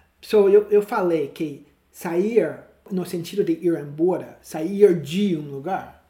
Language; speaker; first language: Portuguese; non-native, learner; English